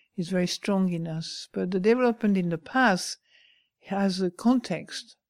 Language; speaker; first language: English; non-native, fluent; French